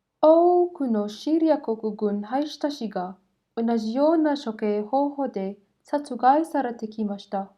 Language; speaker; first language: Japanese; non-native, fluent; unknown